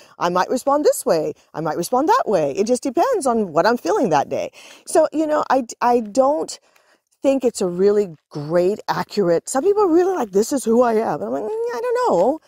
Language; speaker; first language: English; native; English